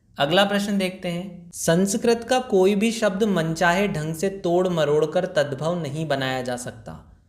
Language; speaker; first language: Hindi; native; Hindi